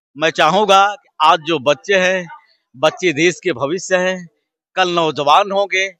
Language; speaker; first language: Hindi; native; Hindi